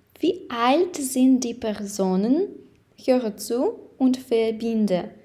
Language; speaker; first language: German; non-native, fluent; Ukrainian